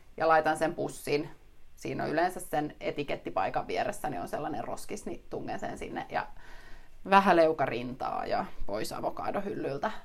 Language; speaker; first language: Finnish; native; Finnish